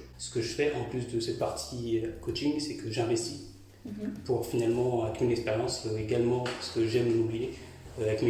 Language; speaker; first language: French; native; French